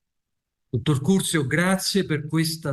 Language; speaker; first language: Spanish; non-native, learner; Italian